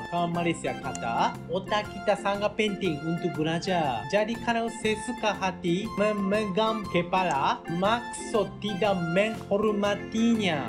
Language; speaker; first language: Malay; non-native, learner; Japanese